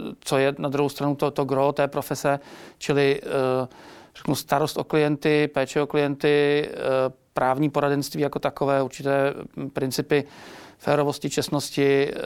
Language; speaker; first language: Czech; native; Czech